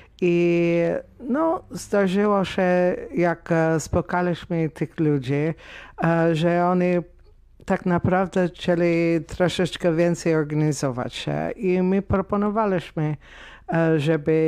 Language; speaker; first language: Polish; non-native, fluent; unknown